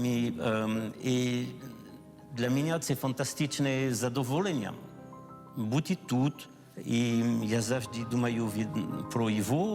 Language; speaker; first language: Ukrainian; non-native, learner; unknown